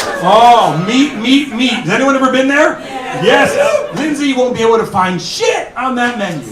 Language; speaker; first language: English; native; English